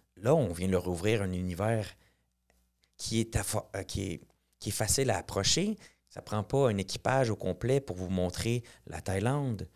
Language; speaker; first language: French; native; French